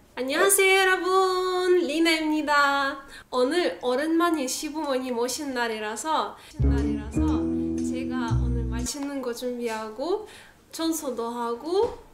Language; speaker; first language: Korean; non-native, fluent; Russian